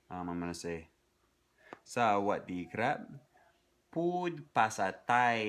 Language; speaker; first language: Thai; non-native, learner; English